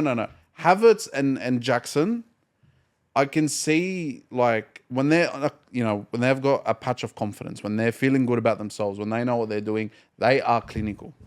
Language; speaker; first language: English; native; English